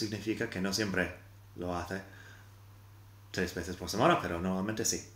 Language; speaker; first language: Spanish; non-native, fluent; English